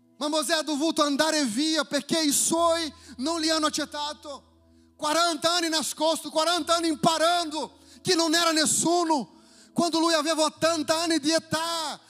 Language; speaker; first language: Italian; non-native, fluent; Portuguese